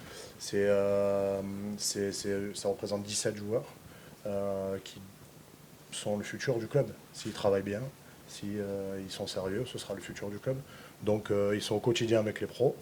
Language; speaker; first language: French; native; French